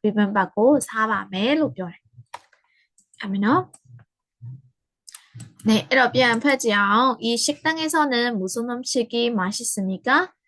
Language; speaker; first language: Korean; non-native, fluent; Burmese